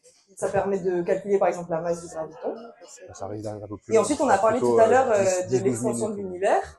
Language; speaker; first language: French; native; French